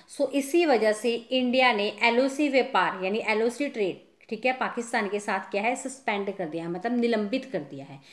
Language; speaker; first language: Hindi; non-native, local second language; Punjabi